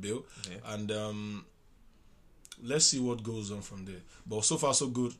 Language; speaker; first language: English; non-native, local second language; Yoruba